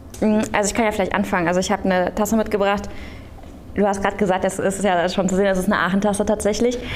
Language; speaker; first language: German; early bilingual, other home language; Korean